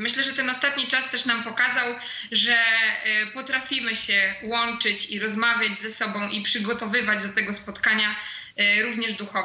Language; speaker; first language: Polish; native; Polish